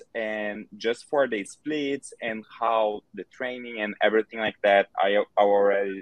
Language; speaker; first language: English; non-native, fluent; Portuguese